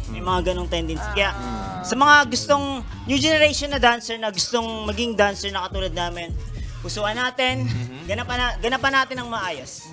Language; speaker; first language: Filipino; native; Filipino